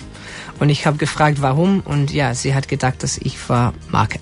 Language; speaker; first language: German; non-native, learner; English